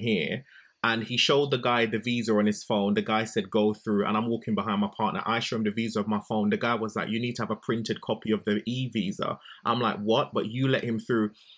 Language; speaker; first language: English; native; English